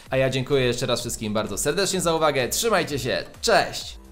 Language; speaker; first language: Polish; native; Polish